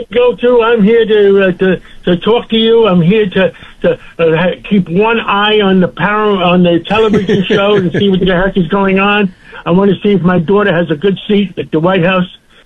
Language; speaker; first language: English; non-native, local second language; Greek